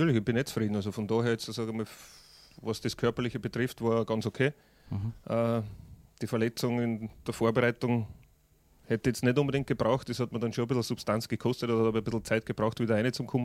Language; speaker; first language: German; native; German